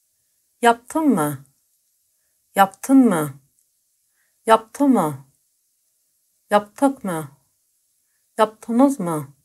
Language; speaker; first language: Turkish; non-native, fluent; Persian